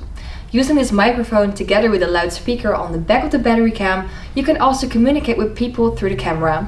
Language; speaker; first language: English; non-native, fluent; Dutch